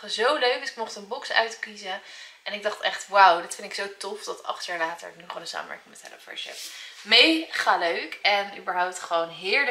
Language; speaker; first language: Dutch; native; Dutch